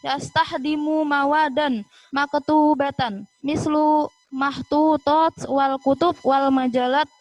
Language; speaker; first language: Arabic; non-native, learner; Indonesian